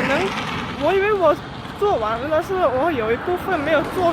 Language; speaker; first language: Chinese; early bilingual, heritage; Chinese